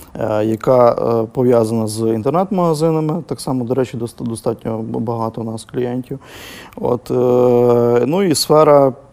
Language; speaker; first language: Ukrainian; native; Ukrainian